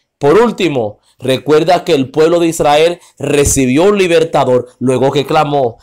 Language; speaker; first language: Spanish; non-native, fluent; Haitian Creole